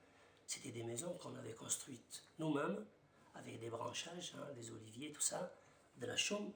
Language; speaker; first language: French; non-native, local second language; Arabic